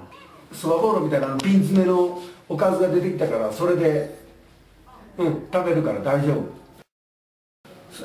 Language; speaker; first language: Japanese; native; Japanese